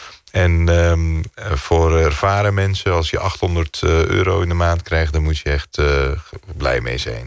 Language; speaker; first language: Dutch; non-native, fluent; Greek